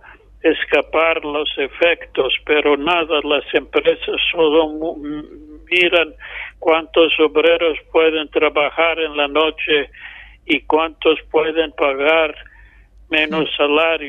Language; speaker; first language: Spanish; non-native, fluent; English